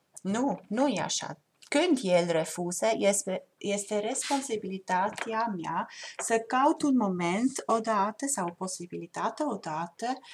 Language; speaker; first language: Romanian; non-native, fluent; German